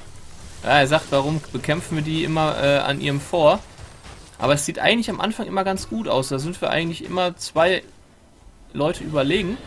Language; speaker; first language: German; native; German